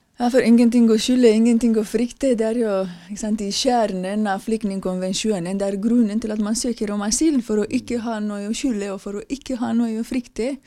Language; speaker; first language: Norwegian; non-native, fluent; Romanian